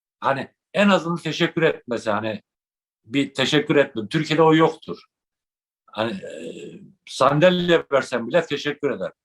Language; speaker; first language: Turkish; native; Turkish